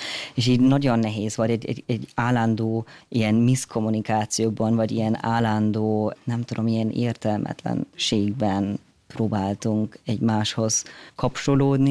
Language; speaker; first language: Hungarian; early bilingual, heritage; German